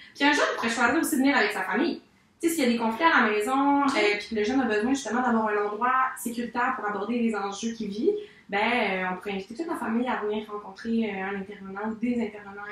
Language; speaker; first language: French; native; French